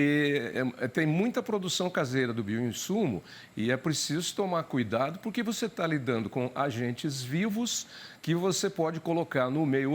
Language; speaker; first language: Portuguese; native; Portuguese